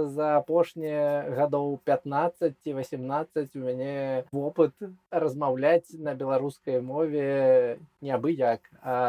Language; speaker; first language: Belarusian; non-native, local second language; Russian